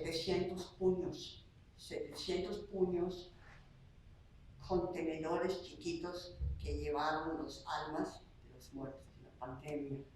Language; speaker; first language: Spanish; non-native, fluent; Slovak